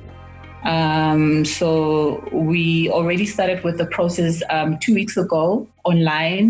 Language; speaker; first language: English; non-native, local second language; Zulu